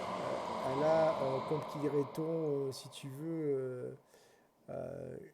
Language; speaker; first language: French; native; French